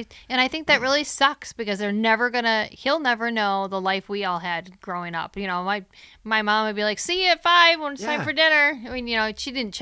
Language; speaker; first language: English; native; English